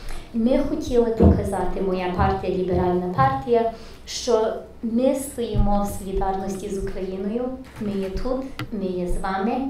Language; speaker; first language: Ukrainian; early bilingual, heritage; English